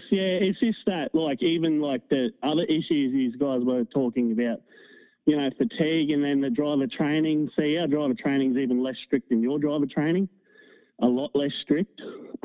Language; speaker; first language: English; native; English